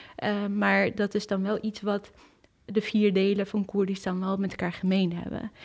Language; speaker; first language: Dutch; early bilingual, other home language; Kurdish